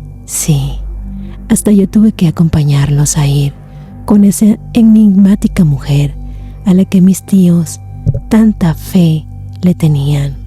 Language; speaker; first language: Spanish; native; Spanish